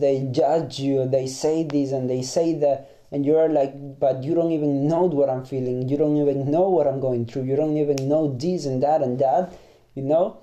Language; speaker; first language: English; non-native, fluent; Spanish